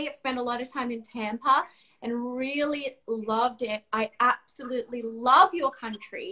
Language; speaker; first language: English; native; English